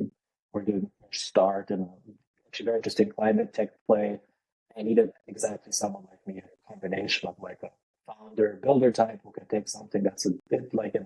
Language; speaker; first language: English; non-native, fluent; Lithuanian